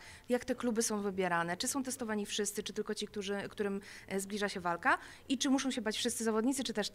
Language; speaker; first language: Polish; native; Polish